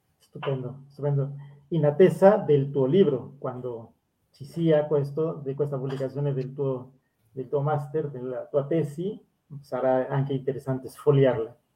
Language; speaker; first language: Italian; non-native, fluent; Spanish